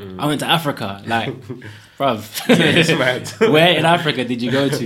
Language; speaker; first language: English; native; English